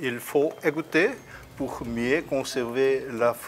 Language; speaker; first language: French; non-native, fluent; Korean